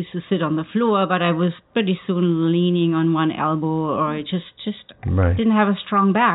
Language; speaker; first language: English; non-native, fluent; German